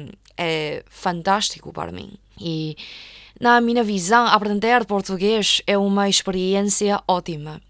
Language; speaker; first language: Portuguese; non-native, fluent; Chinese